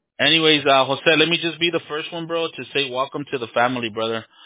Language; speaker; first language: English; early bilingual, other home language; Spanish